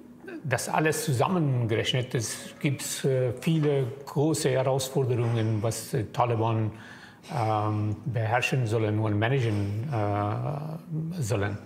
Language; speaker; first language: German; non-native, fluent; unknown